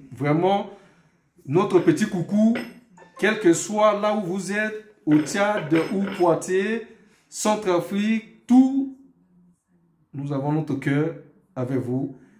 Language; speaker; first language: French; non-native, local second language; Sango